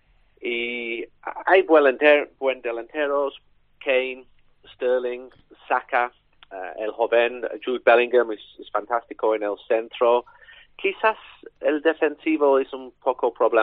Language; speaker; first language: Spanish; non-native, learner; English